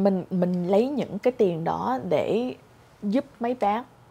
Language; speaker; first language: Vietnamese; early bilingual, heritage; Vietnamese